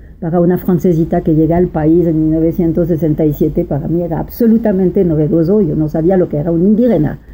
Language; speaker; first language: Spanish; non-native, fluent; French